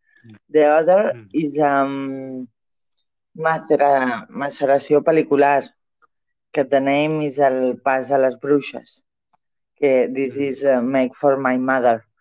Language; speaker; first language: English; non-native, learner; Catalan